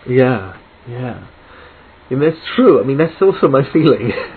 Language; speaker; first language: English; non-native, fluent; Italian